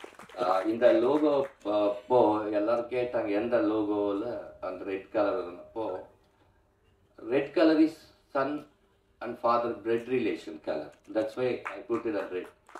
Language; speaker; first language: Tamil; non-native, learner; Telugu